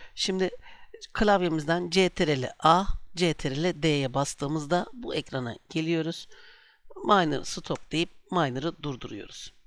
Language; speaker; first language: Turkish; native; Turkish